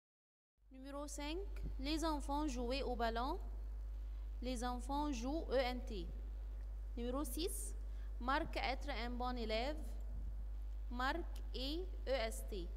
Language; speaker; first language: French; non-native, fluent; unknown